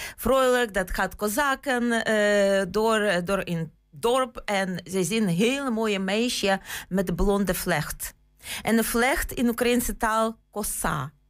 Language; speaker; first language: Dutch; non-native, fluent; Ukrainian